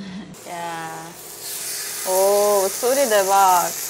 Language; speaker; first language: Korean; non-native, fluent; Russian